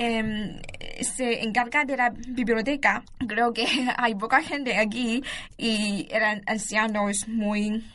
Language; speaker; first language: Spanish; non-native, learner; Chinese